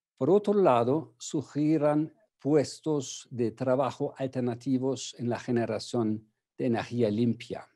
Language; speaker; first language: Spanish; non-native, fluent; German